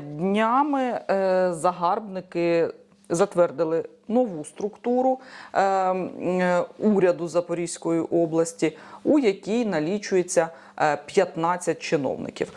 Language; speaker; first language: Ukrainian; native; Ukrainian